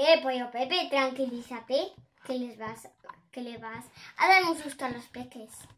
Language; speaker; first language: Spanish; native; Spanish